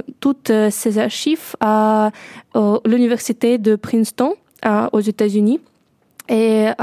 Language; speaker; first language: French; non-native, learner; Russian